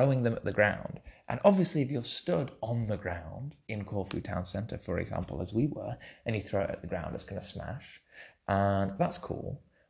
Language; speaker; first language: English; native; English